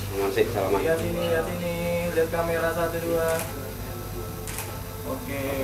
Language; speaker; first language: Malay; non-native, local second language; Javanese